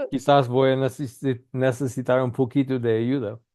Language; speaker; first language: Spanish; non-native, learner; English